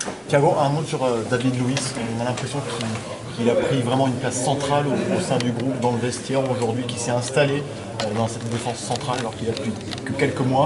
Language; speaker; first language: French; native; French